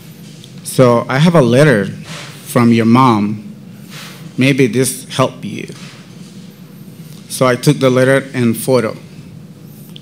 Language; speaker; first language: English; non-native, learner; Spanish